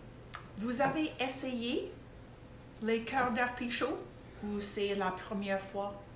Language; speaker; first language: French; non-native, local second language; English